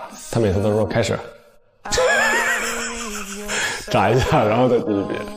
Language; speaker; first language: Chinese; native; Chinese